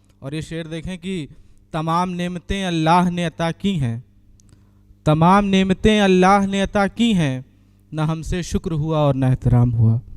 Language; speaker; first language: Urdu; native; Urdu